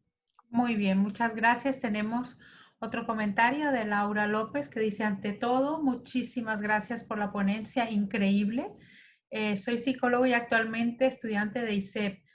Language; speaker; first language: Spanish; native; Spanish